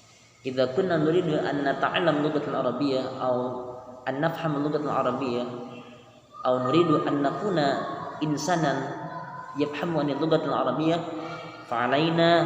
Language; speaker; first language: Arabic; non-native, learner; Indonesian